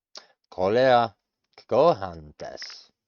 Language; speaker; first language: Japanese; non-native, learner; English